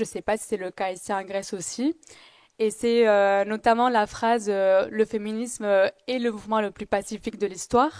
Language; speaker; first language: French; native; French